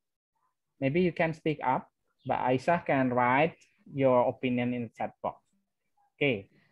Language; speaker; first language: English; non-native, learner; Indonesian